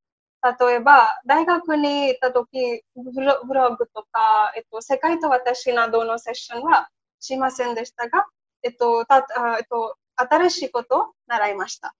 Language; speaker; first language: Japanese; non-native, learner; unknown